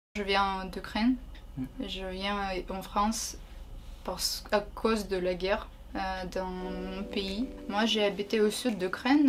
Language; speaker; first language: French; non-native, learner; Ukrainian